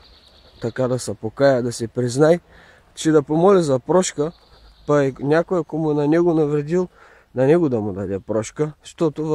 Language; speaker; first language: Bulgarian; native; Bulgarian